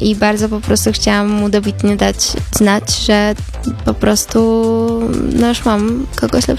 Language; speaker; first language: Polish; native; Polish